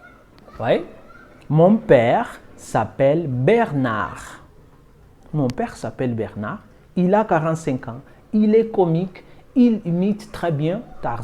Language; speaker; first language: French; non-native, fluent; Portuguese